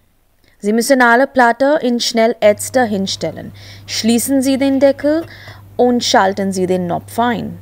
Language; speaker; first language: German; non-native, learner; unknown